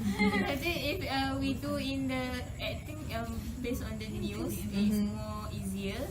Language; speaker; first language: English; non-native, local second language; Malay